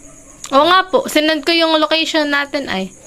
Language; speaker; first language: Filipino; native; Filipino